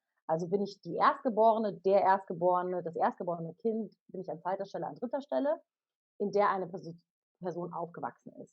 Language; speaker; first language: German; native; German